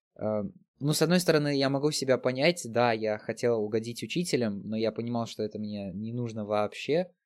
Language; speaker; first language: Russian; native; Russian